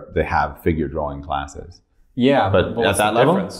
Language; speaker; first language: English; native; English